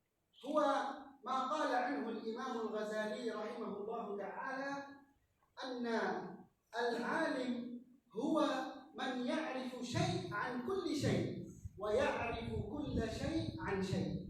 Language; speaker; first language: Arabic; native; Arabic